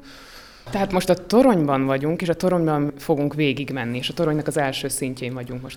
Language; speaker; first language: Hungarian; native; Hungarian